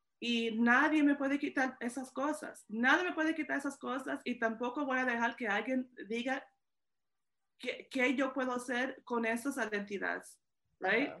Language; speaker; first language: Spanish; early bilingual, heritage; Spanish